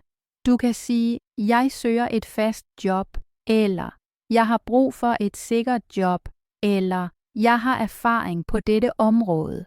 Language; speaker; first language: Danish; native; Danish